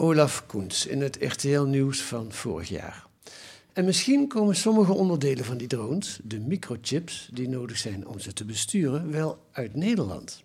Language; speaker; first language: Dutch; native; Dutch